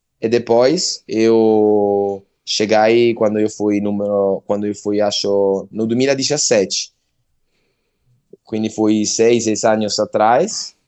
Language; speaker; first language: Portuguese; non-native, learner; Italian